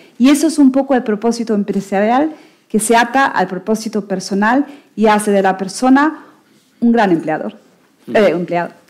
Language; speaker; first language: Spanish; non-native, fluent; German